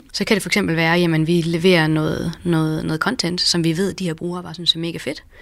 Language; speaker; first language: Danish; native; Danish